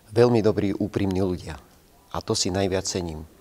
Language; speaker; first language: Slovak; native; Slovak